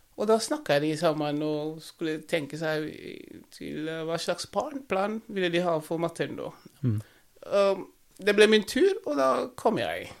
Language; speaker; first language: Norwegian; non-native, fluent; Wolof